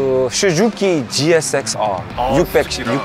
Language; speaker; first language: Korean; non-native, learner; English